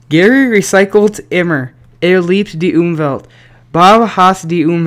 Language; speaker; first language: German; non-native, learner; English